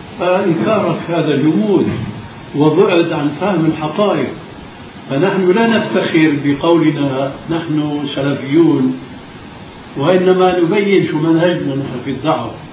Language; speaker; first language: Arabic; early bilingual, other home language; Albanian